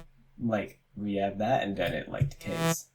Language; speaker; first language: English; native; English